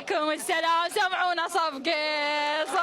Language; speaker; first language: Arabic; native; Arabic